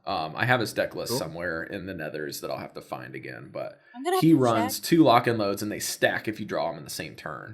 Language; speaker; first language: English; native; English